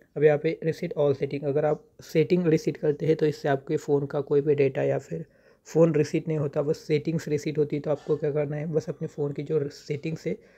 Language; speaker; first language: Hindi; native; Hindi